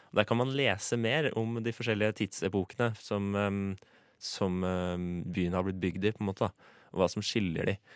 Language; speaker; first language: Norwegian; native; Norwegian